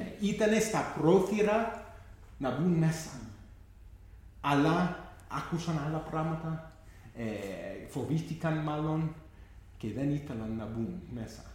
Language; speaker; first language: Greek; non-native, fluent; English